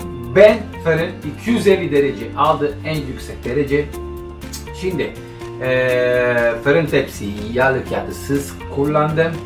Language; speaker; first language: Turkish; non-native, fluent; Italian